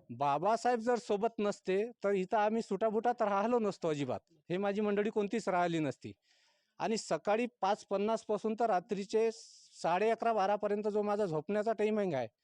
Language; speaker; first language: Marathi; native; Marathi